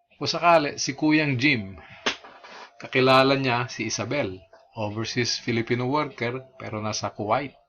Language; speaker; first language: Filipino; non-native, local second language; Iloko